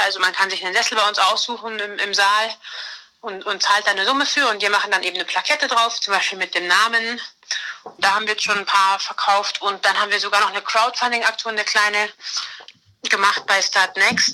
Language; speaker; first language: German; native; German